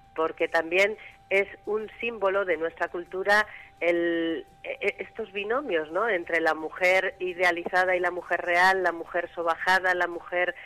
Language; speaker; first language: Spanish; native; Spanish